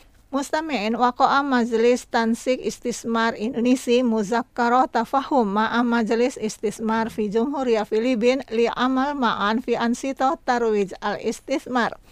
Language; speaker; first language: Arabic; non-native, fluent; Indonesian